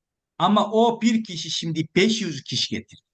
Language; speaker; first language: Turkish; non-native, fluent; Korean